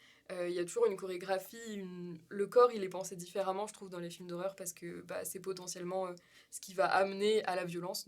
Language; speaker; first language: French; native; French